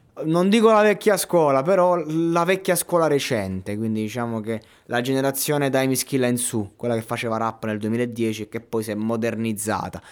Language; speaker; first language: Italian; native; Italian